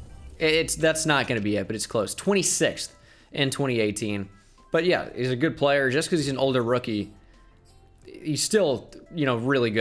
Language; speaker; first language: English; native; English